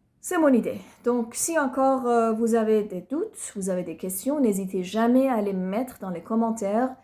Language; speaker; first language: French; non-native, fluent; Persian